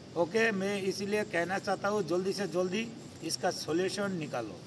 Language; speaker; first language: Hindi; non-native, local second language; Bangla